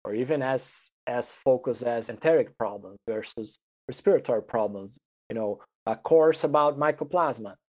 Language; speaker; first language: English; non-native, fluent; Portuguese